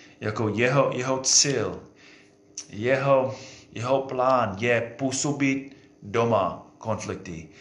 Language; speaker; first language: Czech; non-native, fluent; English